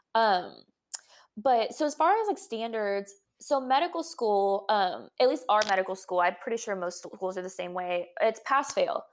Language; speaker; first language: English; native; English